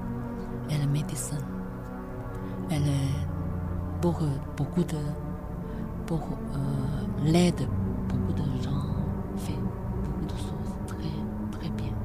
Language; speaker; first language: French; non-native, learner; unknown